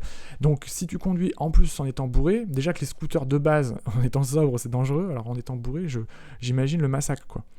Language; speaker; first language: French; native; French